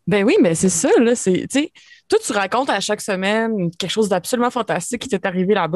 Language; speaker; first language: French; native; French